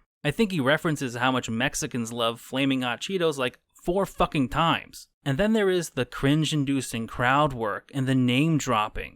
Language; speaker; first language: English; native; English